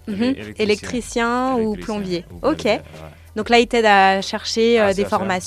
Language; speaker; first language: French; native; French